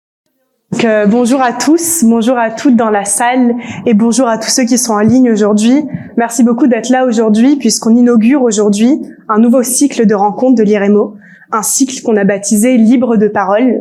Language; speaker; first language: French; native; French